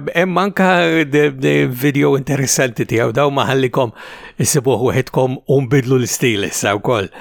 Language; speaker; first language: Maltese; native; Maltese